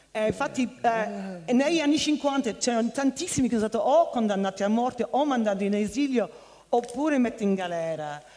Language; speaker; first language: Italian; non-native, fluent; English